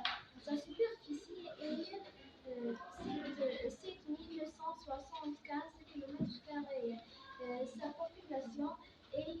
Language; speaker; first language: French; non-native, learner; Arabic